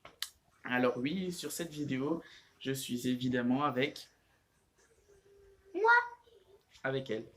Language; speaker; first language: French; native; French